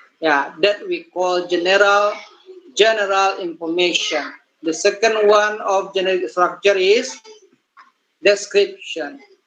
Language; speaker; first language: English; non-native, learner; Indonesian